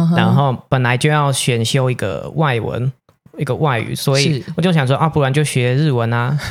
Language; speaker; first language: Chinese; non-native, fluent; English